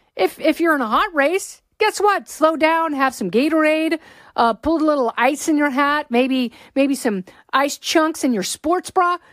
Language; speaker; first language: English; native; English